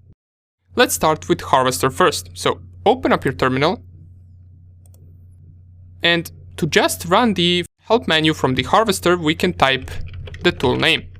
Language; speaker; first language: English; non-native, fluent; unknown